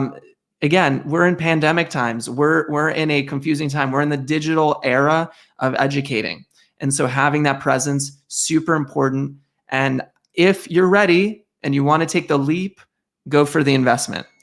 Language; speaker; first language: English; native; English